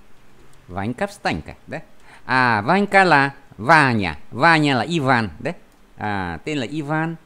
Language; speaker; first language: Russian; non-native, fluent; Vietnamese